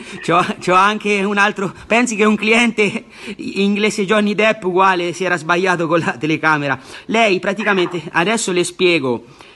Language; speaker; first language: Italian; native; Italian